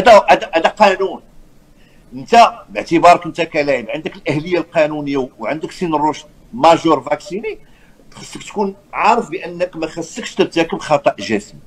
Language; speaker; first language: Arabic; native; Arabic